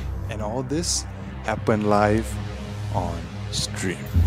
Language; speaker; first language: English; non-native, local second language; Malay